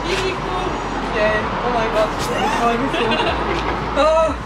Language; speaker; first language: German; non-native, learner; French